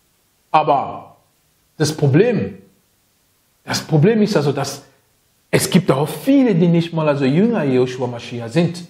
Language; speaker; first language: German; non-native, fluent; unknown